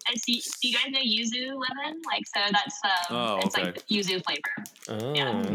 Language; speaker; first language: English; non-native, local second language; Korean